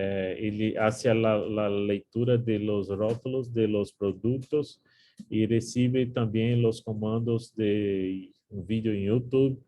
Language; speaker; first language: Spanish; non-native, learner; Portuguese